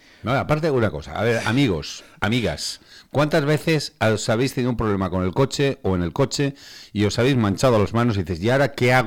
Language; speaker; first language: Spanish; native; Spanish